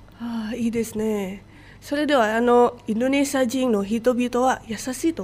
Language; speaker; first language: Japanese; non-native, fluent; Indonesian